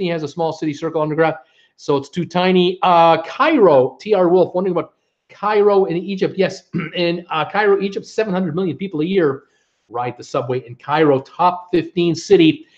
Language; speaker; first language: English; native; English